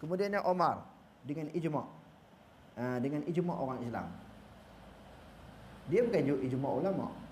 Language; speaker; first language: Malay; native; Malay